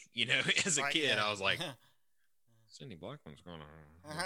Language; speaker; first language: English; native; English